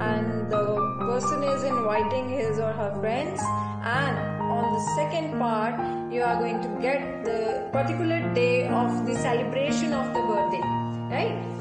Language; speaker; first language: English; non-native, local second language; Punjabi